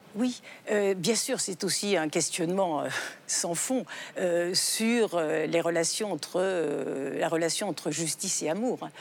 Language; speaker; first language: French; native; French